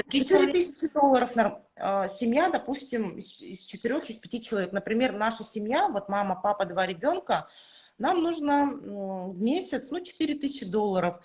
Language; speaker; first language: Russian; native; Russian